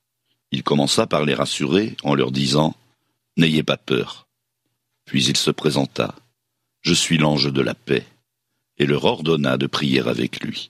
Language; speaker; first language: French; native; French